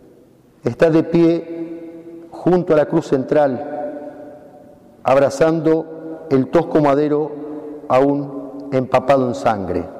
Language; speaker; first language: Spanish; native; Spanish